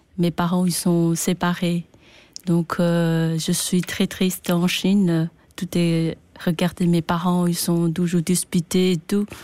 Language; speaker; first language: French; non-native, learner; Chinese